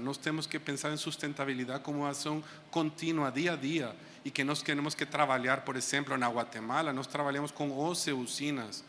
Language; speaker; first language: Portuguese; non-native, fluent; Spanish